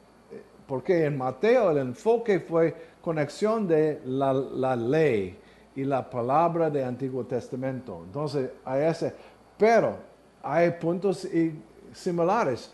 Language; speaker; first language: Spanish; non-native, learner; English